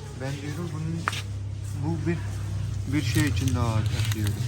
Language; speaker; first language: Turkish; non-native, learner; Urdu